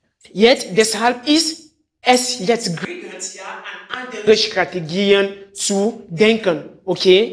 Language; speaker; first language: German; non-native, fluent; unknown